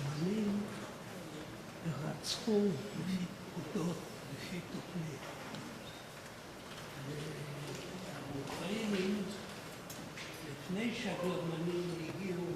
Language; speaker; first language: Hebrew; non-native, fluent; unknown